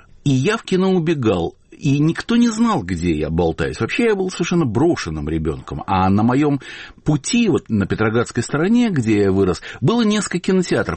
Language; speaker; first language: Russian; native; Russian